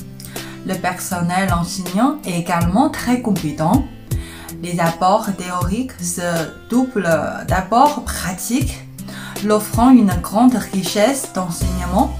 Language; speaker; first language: French; non-native, fluent; Chinese